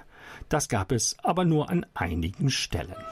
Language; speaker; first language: German; native; German